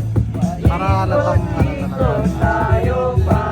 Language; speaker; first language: Filipino; native; Filipino